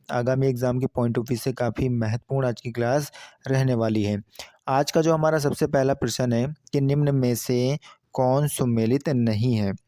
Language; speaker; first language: Hindi; native; Hindi